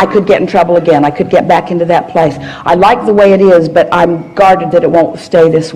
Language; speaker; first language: English; native; English